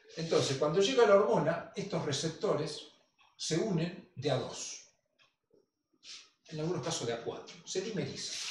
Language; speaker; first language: Spanish; native; Spanish